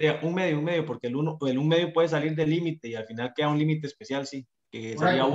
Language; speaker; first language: Spanish; native; Spanish